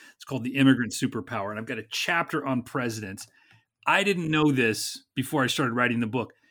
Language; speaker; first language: English; native; English